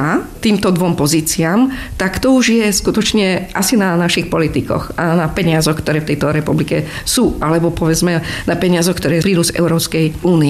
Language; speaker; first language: Slovak; non-native, local second language; Romany